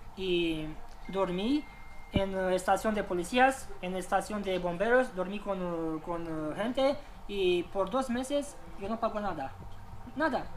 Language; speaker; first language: Spanish; non-native, learner; Romanian